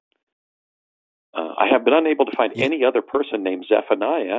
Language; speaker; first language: English; native; English